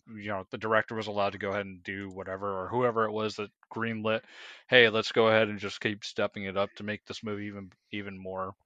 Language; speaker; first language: English; native; English